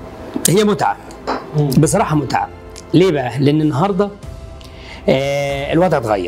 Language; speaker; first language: Arabic; native; Arabic